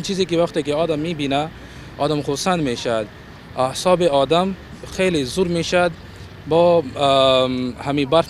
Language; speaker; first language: Persian; non-native, learner; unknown